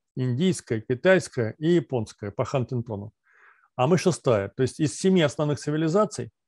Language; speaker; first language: Russian; native; Russian